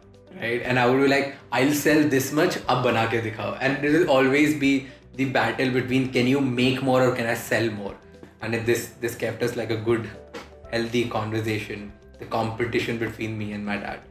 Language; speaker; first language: English; non-native, local second language; Hindi